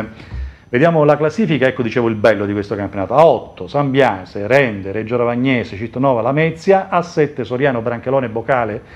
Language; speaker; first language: Italian; native; Italian